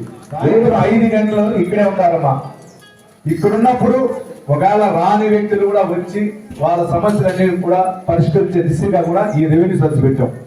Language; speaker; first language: Telugu; native; Telugu